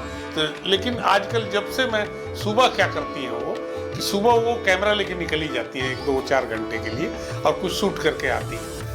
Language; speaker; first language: Hindi; native; Hindi